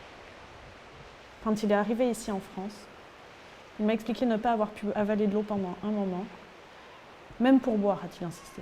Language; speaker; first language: French; native; French